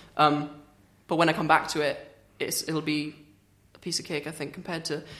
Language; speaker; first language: English; native; English